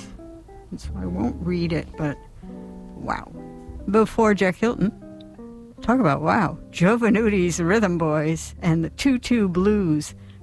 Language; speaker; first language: English; native; English